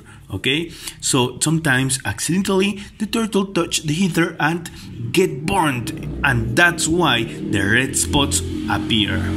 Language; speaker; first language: English; non-native, fluent; Spanish